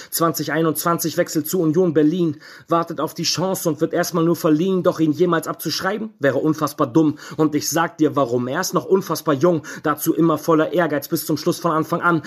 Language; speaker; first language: German; native; German